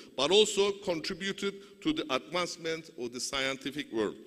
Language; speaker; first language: English; non-native, fluent; Turkish